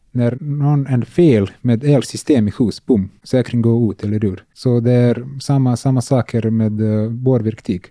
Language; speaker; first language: Swedish; non-native, learner; Serbian